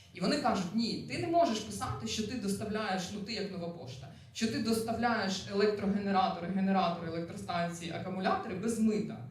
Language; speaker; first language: Ukrainian; non-native, local second language; Russian